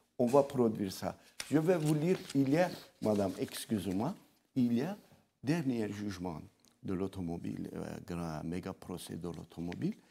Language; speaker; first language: French; non-native, local second language; Arabic